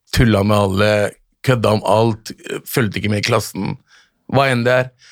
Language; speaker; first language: Norwegian; early bilingual, other home language; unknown